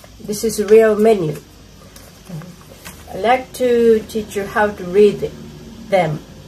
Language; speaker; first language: English; non-native, fluent; Japanese